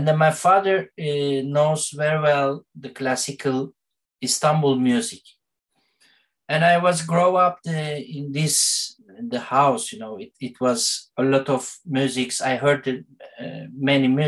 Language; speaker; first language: English; non-native, learner; Turkish